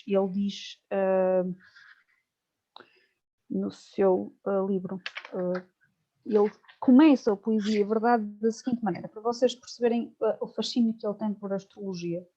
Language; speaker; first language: Portuguese; native; Portuguese